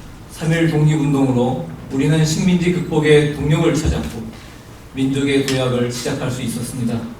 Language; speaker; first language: Korean; native; Korean